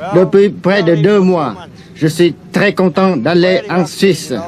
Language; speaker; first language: French; non-native, fluent; Vietnamese